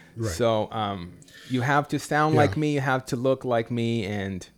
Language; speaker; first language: English; non-native, fluent; Portuguese